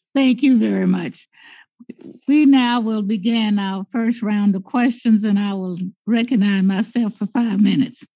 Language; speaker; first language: English; native; English